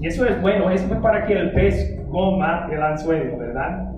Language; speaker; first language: Spanish; non-native, fluent; English